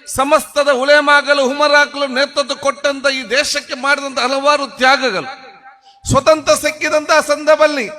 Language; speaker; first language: Kannada; non-native, local second language; Malayalam